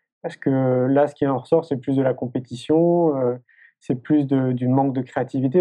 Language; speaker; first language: French; native; French